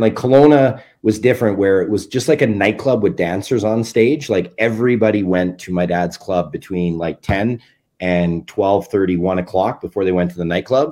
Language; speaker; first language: English; native; English